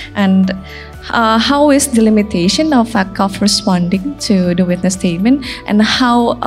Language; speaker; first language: English; non-native, fluent; Indonesian